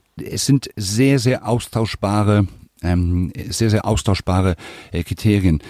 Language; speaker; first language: German; non-native, fluent; Spanish